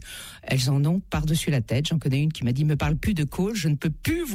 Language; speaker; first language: French; native; French